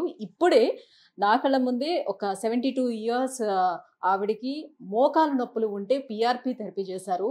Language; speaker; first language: Telugu; native; Telugu